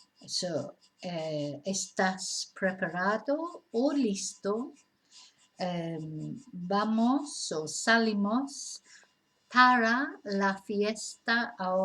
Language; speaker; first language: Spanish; non-native, fluent; English